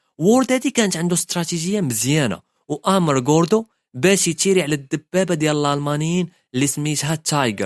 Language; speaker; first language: Arabic; native; Arabic